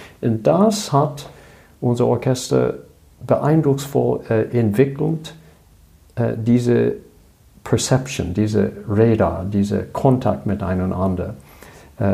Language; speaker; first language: German; non-native, learner; English